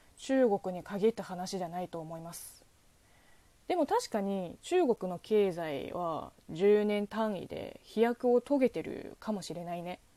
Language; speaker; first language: Japanese; non-native, fluent; Chinese